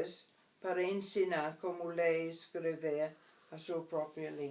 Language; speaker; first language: Portuguese; non-native, fluent; English